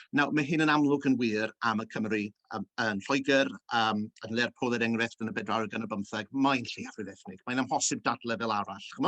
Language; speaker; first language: Welsh; early bilingual, heritage; Welsh